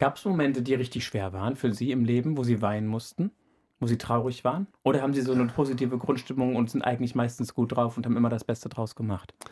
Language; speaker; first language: German; native; German